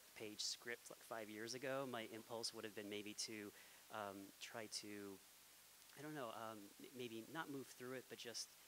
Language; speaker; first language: English; native; English